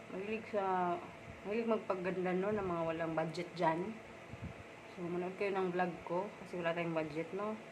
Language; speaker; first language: Filipino; non-native, local second language; Cebuano